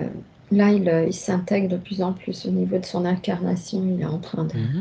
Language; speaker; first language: French; native; French